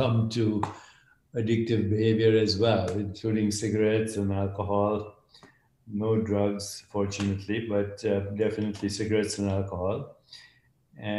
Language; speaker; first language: English; non-native, local second language; Hindi